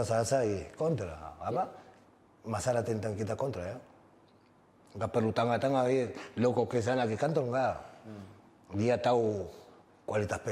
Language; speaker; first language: Indonesian; non-native, fluent; Spanish